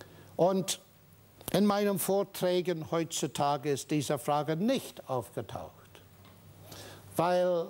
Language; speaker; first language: German; non-native, fluent; English